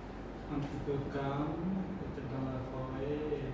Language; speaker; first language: French; non-native, learner; Khmer